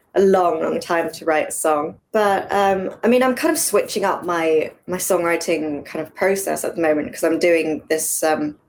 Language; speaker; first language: English; native; English